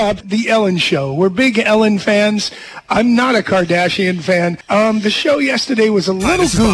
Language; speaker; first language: English; native; English